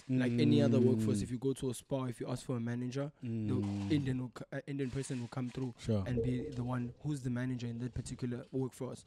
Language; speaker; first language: English; non-native, local second language; Zulu